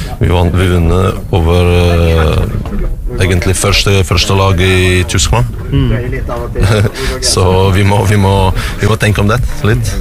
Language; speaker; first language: Norwegian; non-native, learner; Russian